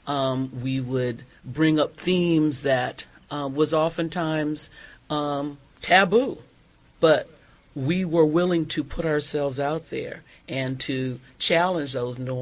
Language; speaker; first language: English; native; English